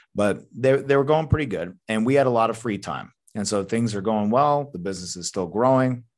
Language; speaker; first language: English; native; English